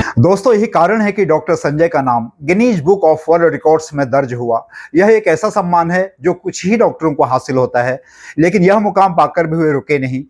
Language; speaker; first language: Hindi; native; Hindi